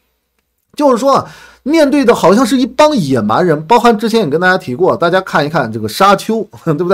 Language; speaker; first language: Chinese; native; Chinese